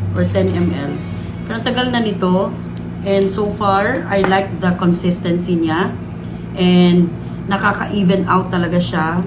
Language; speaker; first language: Filipino; non-native, local second language; Cebuano